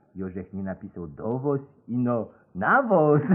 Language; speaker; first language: Polish; native; Polish